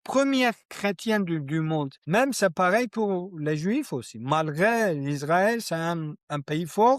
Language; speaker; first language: French; non-native, learner; Kurdish